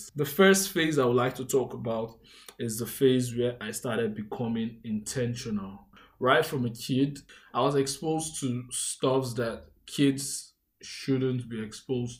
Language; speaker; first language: English; non-native, local second language; Igbo